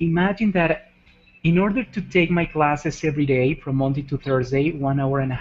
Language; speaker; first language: English; non-native, fluent; Spanish